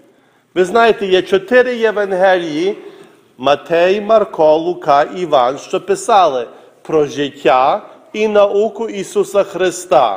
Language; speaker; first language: Ukrainian; early bilingual, heritage; Ukrainian